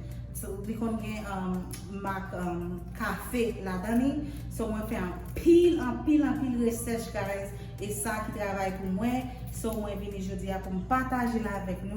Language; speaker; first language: French; non-native, learner; Haitian Creole